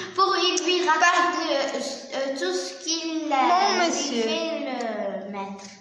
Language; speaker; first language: French; non-native, learner; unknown